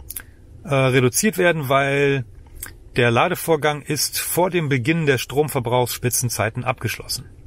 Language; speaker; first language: German; native; German